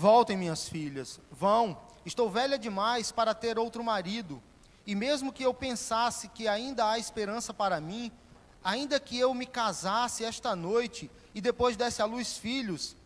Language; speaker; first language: Portuguese; native; Portuguese